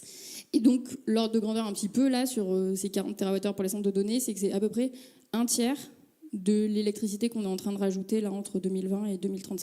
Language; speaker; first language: French; native; French